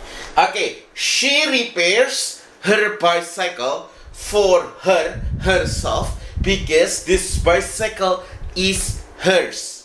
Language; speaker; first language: English; non-native, fluent; Indonesian